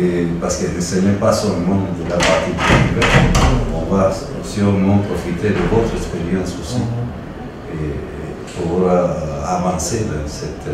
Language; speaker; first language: French; non-native, learner; Spanish